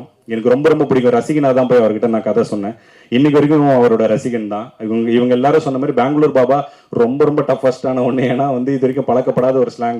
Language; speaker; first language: Tamil; native; Tamil